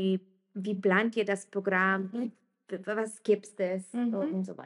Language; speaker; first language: German; non-native, fluent; Italian